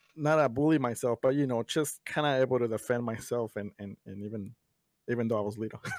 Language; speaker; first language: English; early bilingual, other home language; Spanish